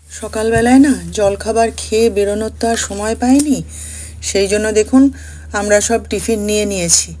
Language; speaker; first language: Bangla; early bilingual, other home language; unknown